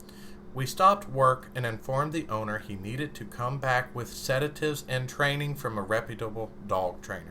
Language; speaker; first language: English; native; English